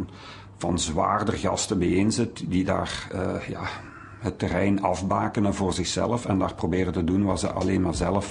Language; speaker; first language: Dutch; native; Dutch